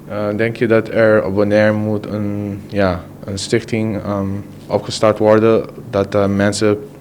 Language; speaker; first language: Dutch; non-native, local second language; Papiamento